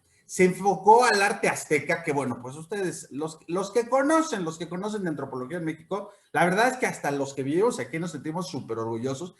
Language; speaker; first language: Spanish; native; Spanish